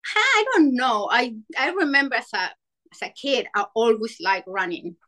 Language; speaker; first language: English; non-native, fluent; Spanish